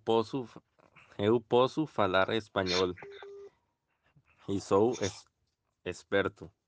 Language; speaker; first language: Portuguese; non-native, learner; Spanish